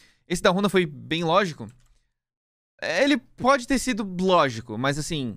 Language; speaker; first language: Portuguese; native; Portuguese